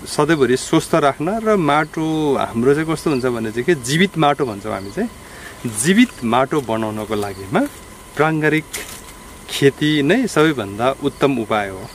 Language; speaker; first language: Nepali; native; Nepali